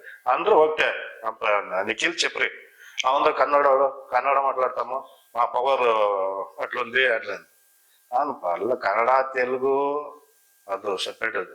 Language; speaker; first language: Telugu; non-native, learner; Kannada